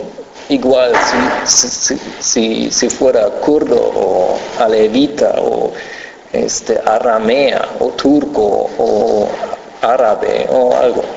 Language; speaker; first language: Spanish; non-native, fluent; German